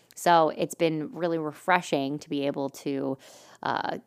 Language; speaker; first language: English; native; English